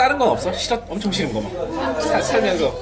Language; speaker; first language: Korean; non-native, fluent; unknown